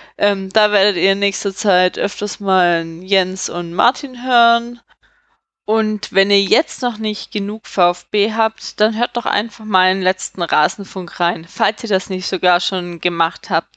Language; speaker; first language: German; native; German